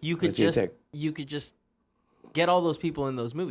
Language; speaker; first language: English; native; English